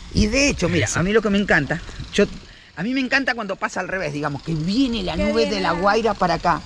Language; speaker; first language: Spanish; native; Spanish